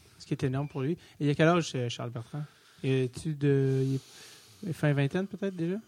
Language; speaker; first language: French; native; French